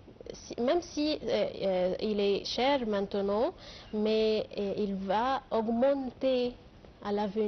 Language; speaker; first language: French; non-native, fluent; Arabic